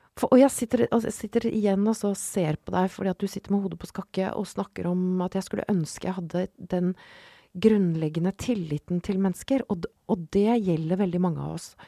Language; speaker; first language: Norwegian; native; Norwegian